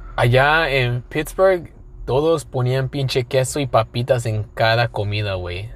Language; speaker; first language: Spanish; early bilingual, other home language; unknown